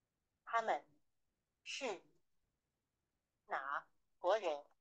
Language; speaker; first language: Chinese; non-native, learner; Vietnamese